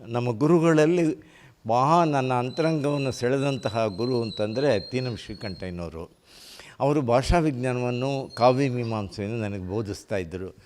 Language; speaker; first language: Kannada; native; Kannada